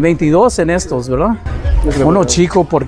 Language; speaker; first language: Spanish; non-native, learner; English